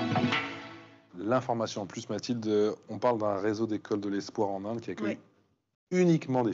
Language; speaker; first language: French; native; French